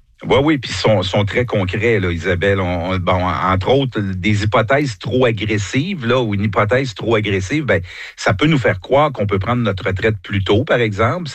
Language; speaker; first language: French; native; French